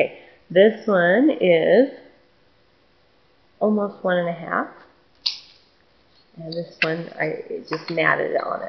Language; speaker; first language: English; native; English